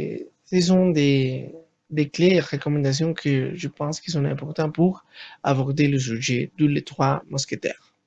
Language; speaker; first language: French; non-native, learner; Spanish